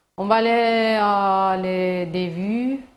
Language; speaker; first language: French; non-native, learner; Spanish